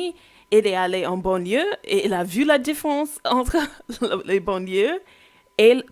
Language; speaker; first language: French; non-native, fluent; English